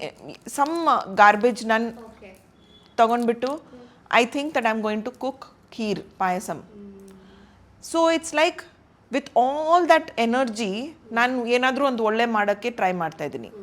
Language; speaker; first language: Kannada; non-native, local second language; Hindi